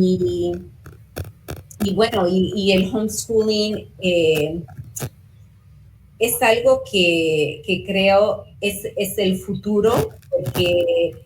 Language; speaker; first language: Spanish; early bilingual, heritage; Spanish